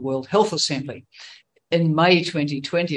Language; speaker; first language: English; native; English